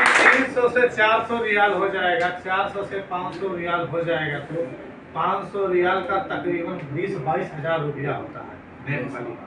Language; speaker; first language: Hindi; non-native, learner; Nepali